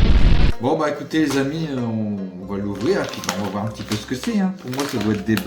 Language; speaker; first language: French; native; French